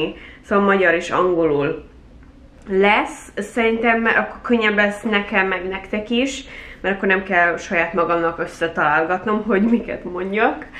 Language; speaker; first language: Hungarian; early bilingual, heritage; Hungarian